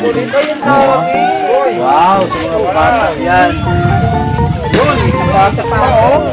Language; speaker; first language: Filipino; native; Filipino